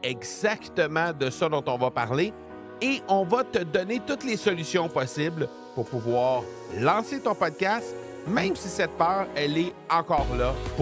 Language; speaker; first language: French; native; French